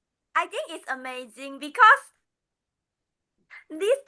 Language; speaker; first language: English; non-native, learner; Malay